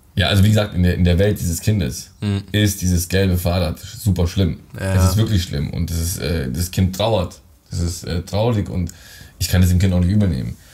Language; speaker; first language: German; native; German